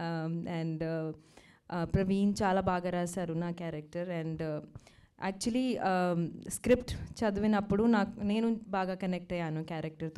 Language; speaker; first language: Telugu; non-native, fluent; Hindi